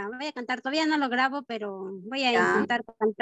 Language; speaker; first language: Spanish; native; Spanish